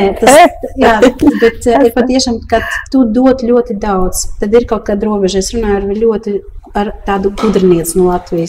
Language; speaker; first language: Latvian; early bilingual, heritage; Latvian